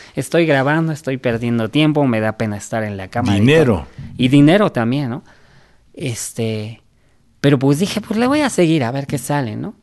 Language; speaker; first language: Spanish; native; Spanish